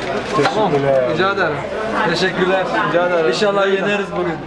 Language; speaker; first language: Turkish; early bilingual, heritage; Turkish